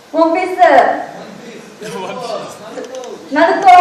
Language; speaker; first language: Korean; non-native, learner; Japanese